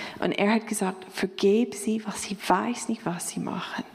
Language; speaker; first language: German; non-native, fluent; English